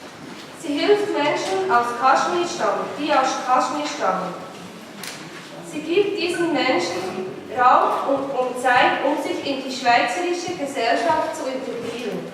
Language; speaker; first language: German; non-native, fluent; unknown